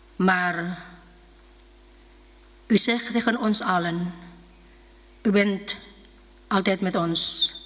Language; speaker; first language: Dutch; non-native, fluent; Indonesian